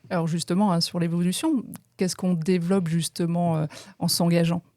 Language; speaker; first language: French; native; French